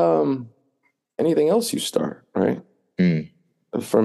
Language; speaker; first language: English; native; English